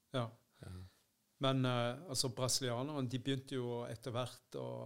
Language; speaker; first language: Norwegian; early bilingual, other home language; Dutch